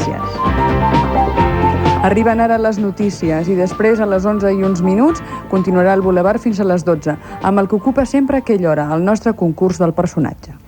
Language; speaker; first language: Catalan; native; Catalan